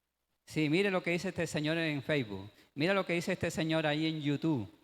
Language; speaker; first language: Spanish; native; Spanish